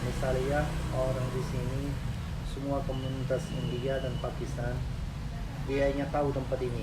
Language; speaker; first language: Indonesian; non-native, learner; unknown